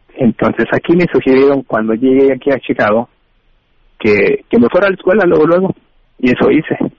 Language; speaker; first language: Spanish; native; Spanish